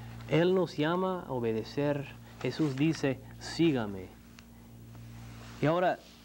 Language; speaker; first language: Spanish; non-native, fluent; English